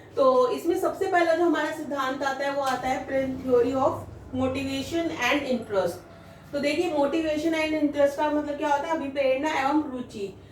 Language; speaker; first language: Hindi; native; Hindi